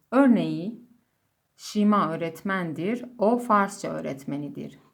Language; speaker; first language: Turkish; non-native, fluent; Persian